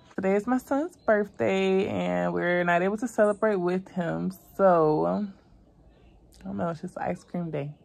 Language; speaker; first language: English; native; English